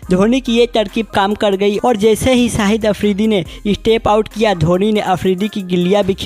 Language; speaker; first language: Hindi; native; Hindi